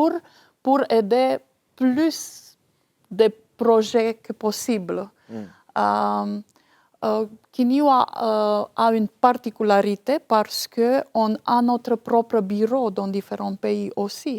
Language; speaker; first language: French; non-native, fluent; Romanian